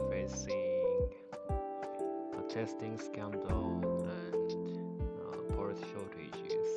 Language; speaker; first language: English; non-native, learner; Japanese